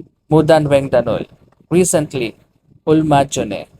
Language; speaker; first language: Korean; non-native, learner; Filipino